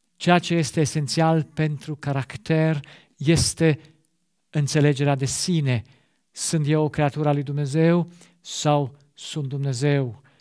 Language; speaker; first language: Romanian; non-native, fluent; German